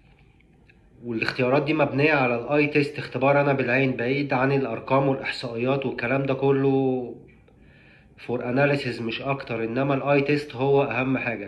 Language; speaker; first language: Arabic; native; Arabic